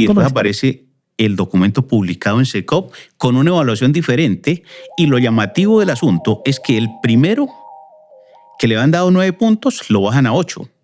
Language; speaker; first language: Spanish; native; Spanish